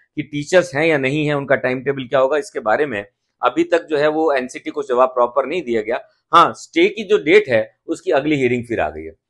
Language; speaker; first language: Hindi; native; Hindi